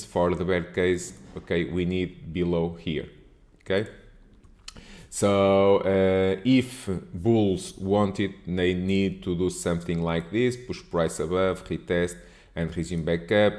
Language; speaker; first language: English; non-native, fluent; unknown